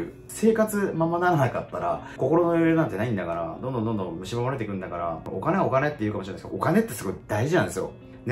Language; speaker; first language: Japanese; native; Japanese